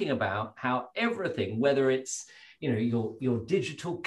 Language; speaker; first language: English; native; English